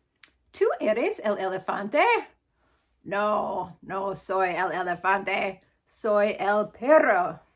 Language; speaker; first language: Spanish; non-native, fluent; English